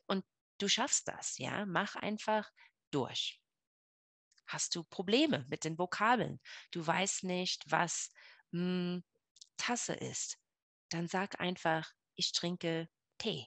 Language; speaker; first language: German; non-native, fluent; English